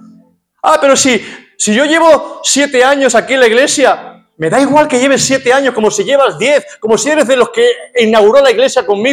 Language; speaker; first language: Spanish; native; Spanish